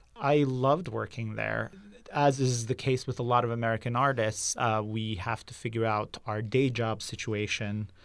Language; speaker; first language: English; non-native, fluent; Turkish